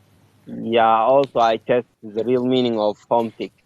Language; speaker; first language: English; non-native, learner; Arabic